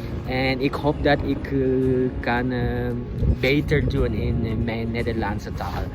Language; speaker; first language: Dutch; non-native, learner; Indonesian